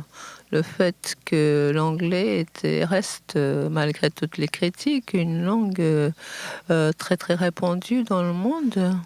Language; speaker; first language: French; non-native, fluent; Japanese